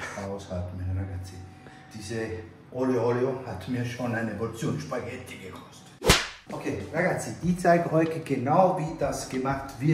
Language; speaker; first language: German; non-native, fluent; Italian